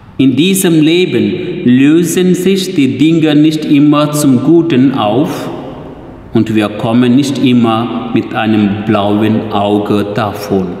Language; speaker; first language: German; non-native, fluent; Telugu